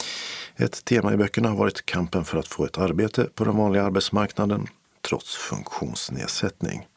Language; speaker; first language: Swedish; native; Swedish